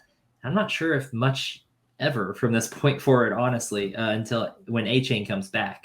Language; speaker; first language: English; native; English